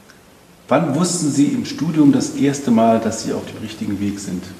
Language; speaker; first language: German; native; German